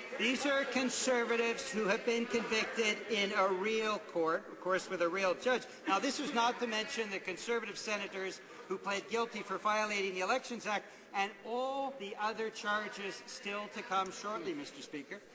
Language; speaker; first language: English; native; English